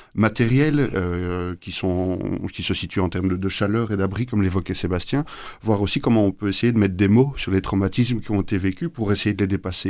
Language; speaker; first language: French; native; French